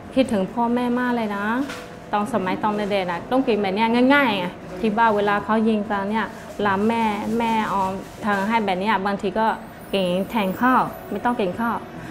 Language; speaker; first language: Thai; non-native, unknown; Karen languages